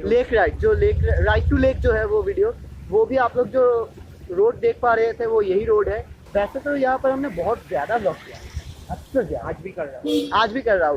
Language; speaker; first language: Hindi; non-native, local second language; Bangla